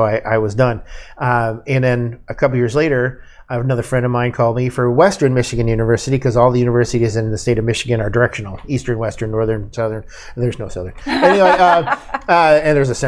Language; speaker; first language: English; native; English